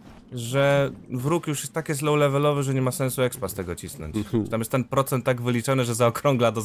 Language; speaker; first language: Polish; native; Polish